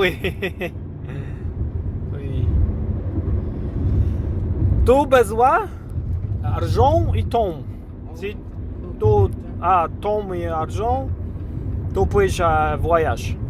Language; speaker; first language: French; non-native, learner; Polish